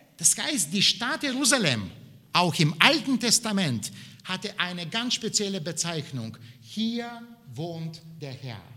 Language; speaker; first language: German; non-native, fluent; Bulgarian